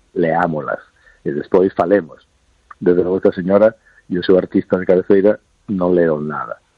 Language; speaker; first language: Galician; non-native, local second language; Spanish